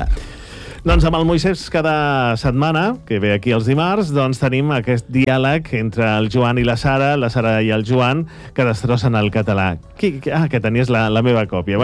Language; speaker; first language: Catalan; native; Catalan